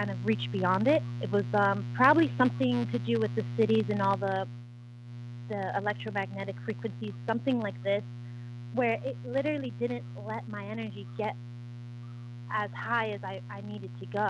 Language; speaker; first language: English; native; English